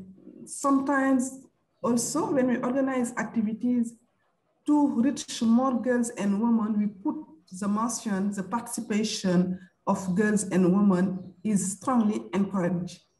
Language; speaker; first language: English; non-native, fluent; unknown